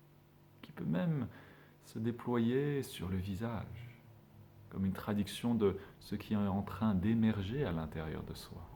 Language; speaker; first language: French; native; French